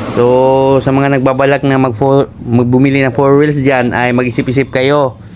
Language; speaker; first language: Filipino; non-native, local second language; Cebuano